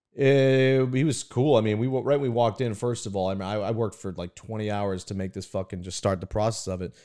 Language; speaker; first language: English; native; English